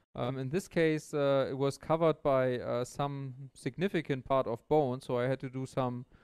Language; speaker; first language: English; non-native, fluent; German